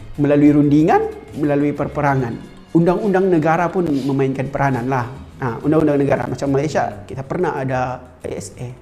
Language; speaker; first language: Malay; native; Malay